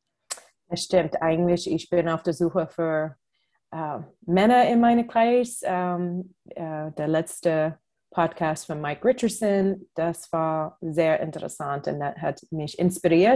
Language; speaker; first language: German; non-native, fluent; English